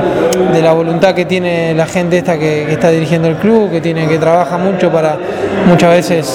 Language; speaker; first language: Spanish; native; Spanish